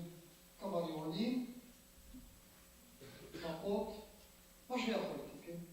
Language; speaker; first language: Hebrew; non-native, fluent; Polish